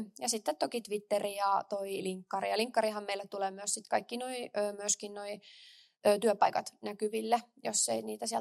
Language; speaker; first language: Finnish; native; Finnish